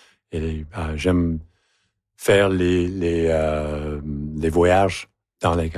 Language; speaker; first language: French; native; French